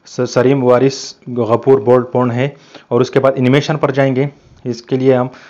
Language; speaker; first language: Urdu; non-native, local second language; Pashto